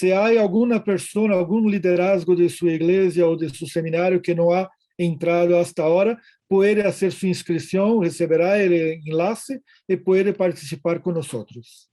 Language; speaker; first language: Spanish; non-native, learner; Portuguese